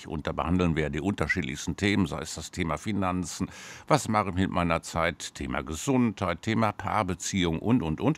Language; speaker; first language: German; native; German